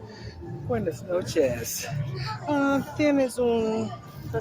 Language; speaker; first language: Spanish; non-native, learner; English